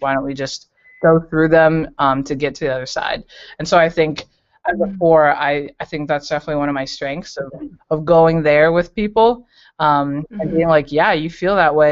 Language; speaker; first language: English; native; English